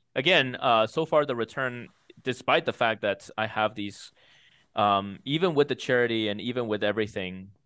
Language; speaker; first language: English; early bilingual, other home language; Chinese